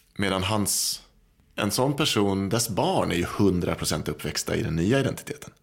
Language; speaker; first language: Swedish; native; Swedish